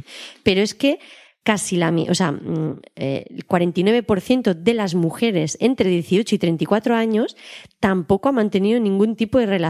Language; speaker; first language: Spanish; native; Spanish